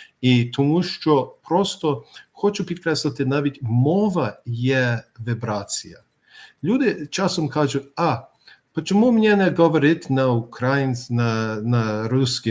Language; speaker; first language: Ukrainian; early bilingual, heritage; Ukrainian